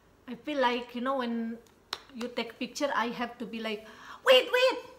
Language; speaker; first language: English; non-native, learner; Sundanese